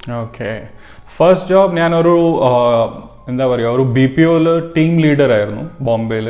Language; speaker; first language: Malayalam; early bilingual, heritage; Malayalam